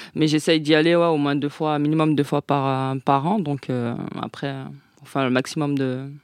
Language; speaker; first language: French; non-native, local second language; Guadeloupean Creole French